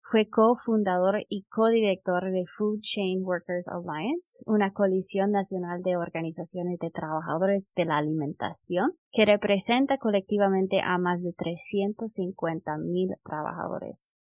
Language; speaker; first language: Spanish; non-native, fluent; English